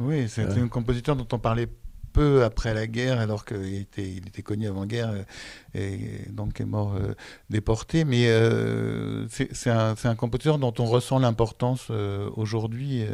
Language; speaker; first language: French; native; French